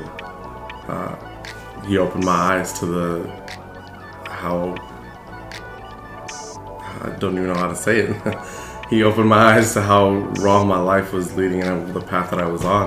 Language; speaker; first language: English; native; English